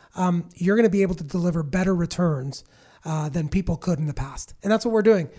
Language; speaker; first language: English; native; English